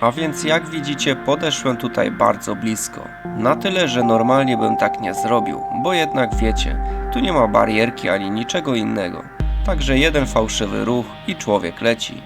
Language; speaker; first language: Polish; native; Polish